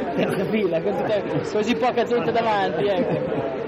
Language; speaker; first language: Italian; native; Italian